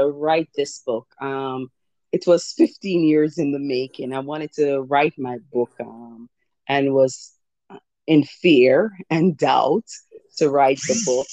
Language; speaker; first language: English; early bilingual, other home language; Jamaican Creole English